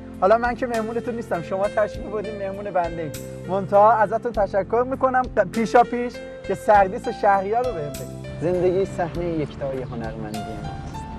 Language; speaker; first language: Persian; non-native, local second language; Azerbaijani